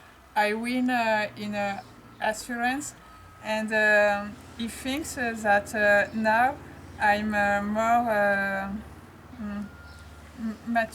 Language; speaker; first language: English; non-native, learner; French